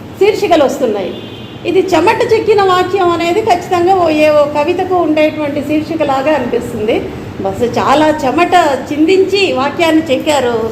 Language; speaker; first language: Telugu; native; Telugu